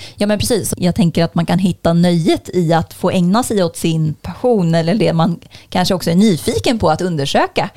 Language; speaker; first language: Swedish; native; Swedish